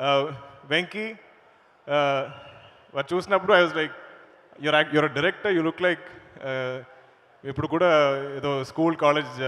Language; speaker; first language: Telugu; non-native, learner; Malayalam